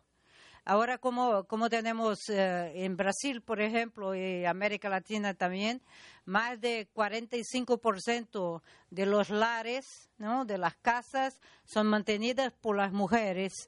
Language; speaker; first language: Spanish; non-native, learner; Portuguese